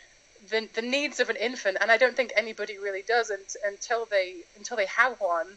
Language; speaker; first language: English; native; English